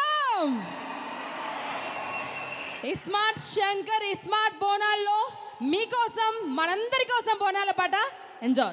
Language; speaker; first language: Telugu; native; Telugu